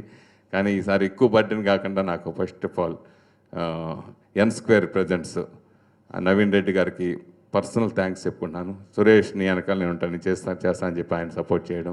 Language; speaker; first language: Telugu; native; Telugu